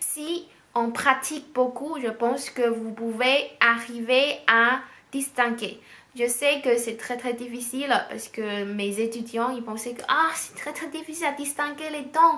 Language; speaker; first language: French; non-native, fluent; Chinese